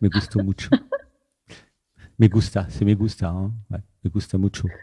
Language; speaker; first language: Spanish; non-native, learner; French